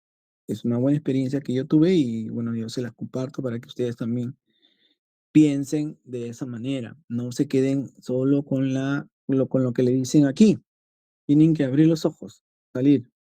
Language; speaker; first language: Spanish; native; Spanish